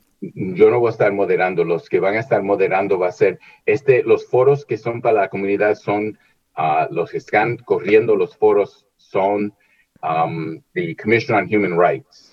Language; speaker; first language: Spanish; early bilingual, heritage; Spanish